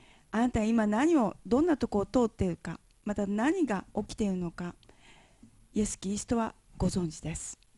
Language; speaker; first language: Japanese; native; Japanese